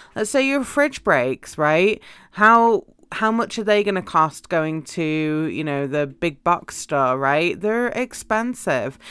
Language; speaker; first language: English; native; English